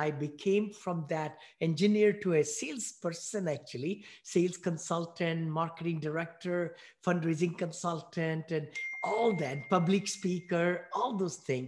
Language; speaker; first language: English; non-native, local second language; Hindi